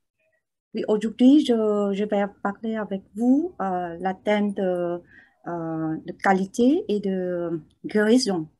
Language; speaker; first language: French; non-native, learner; Vietnamese